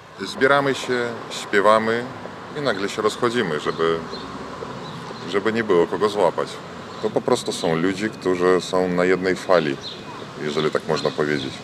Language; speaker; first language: Polish; non-native, fluent; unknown